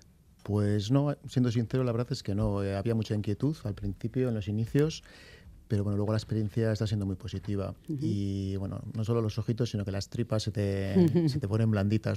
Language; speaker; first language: Spanish; native; Spanish